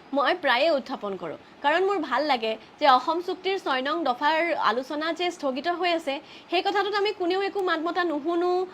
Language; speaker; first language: Assamese; native; Assamese